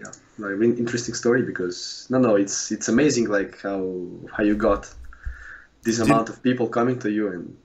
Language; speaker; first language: English; non-native, fluent; Russian